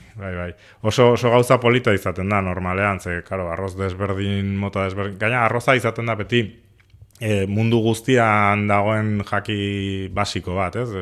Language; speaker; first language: Basque; native; Basque